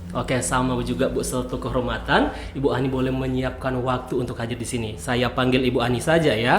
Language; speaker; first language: Indonesian; native; Indonesian